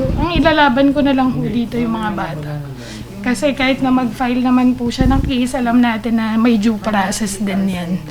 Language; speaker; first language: Filipino; native; Filipino